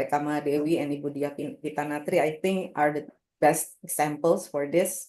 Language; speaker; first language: English; non-native, local second language; Indonesian